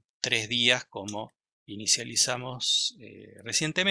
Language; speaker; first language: Spanish; native; Spanish